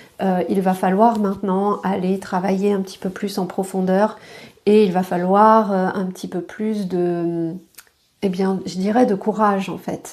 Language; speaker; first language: French; native; French